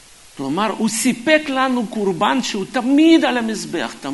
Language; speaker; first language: Hebrew; non-native, fluent; Russian